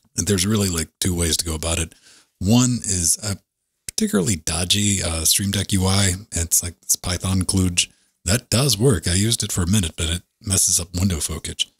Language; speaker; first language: English; native; English